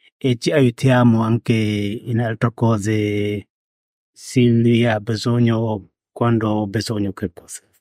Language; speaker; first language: Italian; non-native, learner; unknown